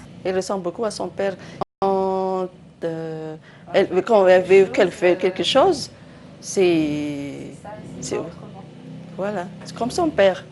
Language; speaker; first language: French; non-native, local second language; Malagasy